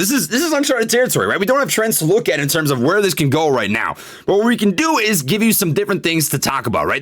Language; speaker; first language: English; native; English